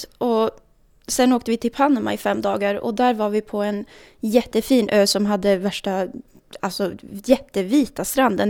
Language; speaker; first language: Swedish; native; Swedish